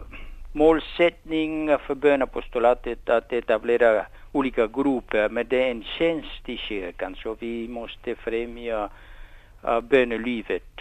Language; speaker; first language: Swedish; non-native, fluent; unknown